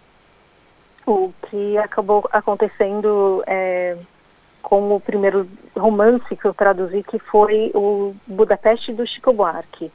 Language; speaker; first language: Portuguese; non-native, fluent; English